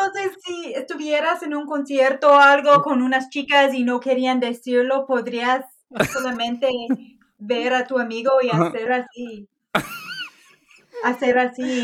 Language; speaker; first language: Spanish; non-native, fluent; English